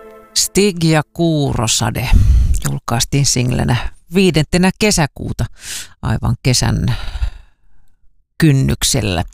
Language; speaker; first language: Finnish; native; Finnish